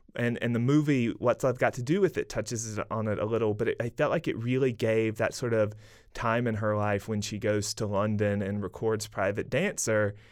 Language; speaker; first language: English; native; English